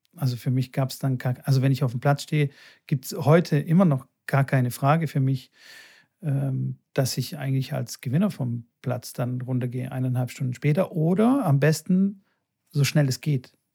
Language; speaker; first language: German; early bilingual, other home language; Bulgarian